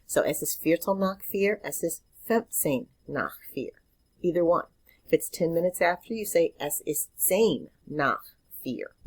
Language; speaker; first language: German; non-native, fluent; English